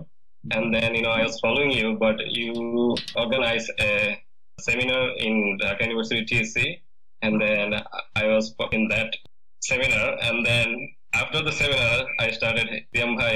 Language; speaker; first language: English; non-native, learner; Bangla